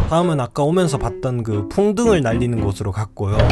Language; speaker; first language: Korean; native; Korean